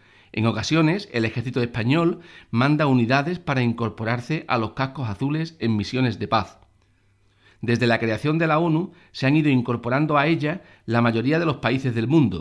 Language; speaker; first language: Spanish; native; Spanish